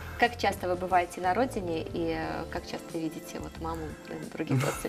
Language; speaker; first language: Russian; native; Russian